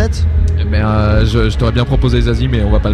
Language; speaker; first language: French; native; French